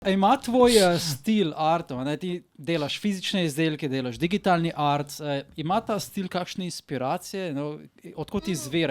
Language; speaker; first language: Slovenian; native; Slovenian